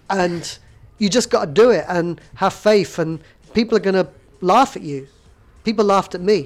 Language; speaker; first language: English; native; English